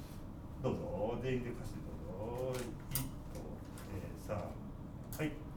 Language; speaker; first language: Japanese; native; Japanese